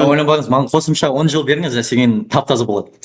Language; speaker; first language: Kazakh; early bilingual, heritage; Kazakh